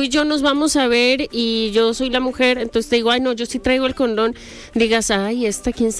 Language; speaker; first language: Spanish; native; Spanish